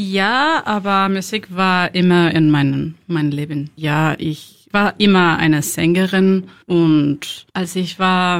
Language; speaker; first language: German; non-native, learner; Spanish